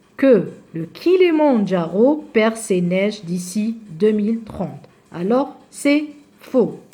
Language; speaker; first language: French; non-native, local second language; Arabic